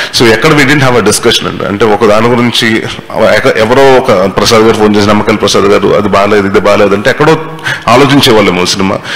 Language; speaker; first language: Telugu; native; Telugu